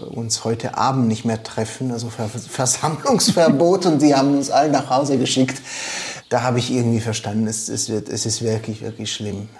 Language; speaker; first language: German; native; German